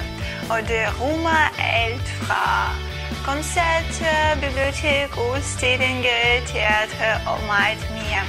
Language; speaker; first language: Danish; non-native, learner; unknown